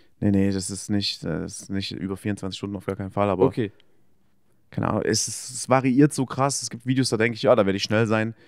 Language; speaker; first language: German; native; German